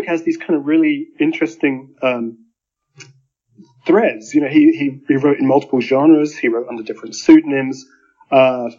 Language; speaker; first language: English; native; English